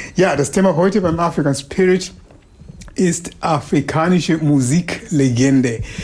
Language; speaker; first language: German; non-native, fluent; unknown